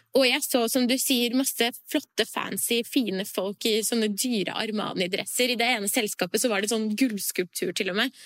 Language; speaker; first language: Norwegian; early bilingual, other home language; Persian